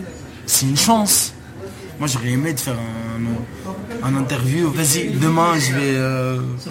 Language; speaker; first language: French; non-native, local second language; Arabic